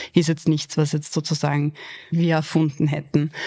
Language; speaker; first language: German; early bilingual, other home language; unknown